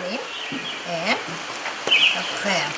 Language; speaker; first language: French; non-native, learner; Russian